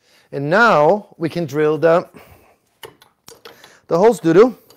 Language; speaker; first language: English; non-native, fluent; German